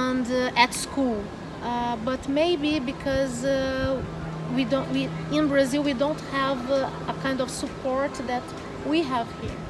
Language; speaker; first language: English; non-native, learner; Portuguese